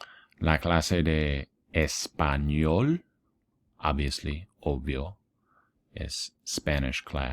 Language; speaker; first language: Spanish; non-native, fluent; English